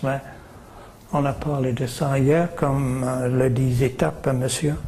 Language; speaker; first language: French; non-native, fluent; English